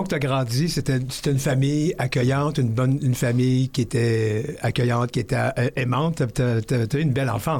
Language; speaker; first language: French; native; French